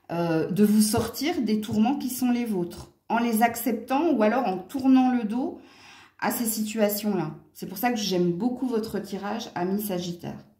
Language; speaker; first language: French; native; French